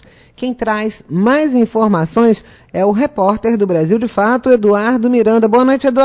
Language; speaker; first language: Portuguese; native; Portuguese